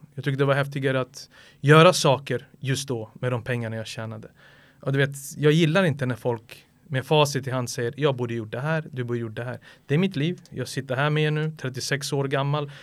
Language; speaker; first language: Swedish; early bilingual, other home language; Serbian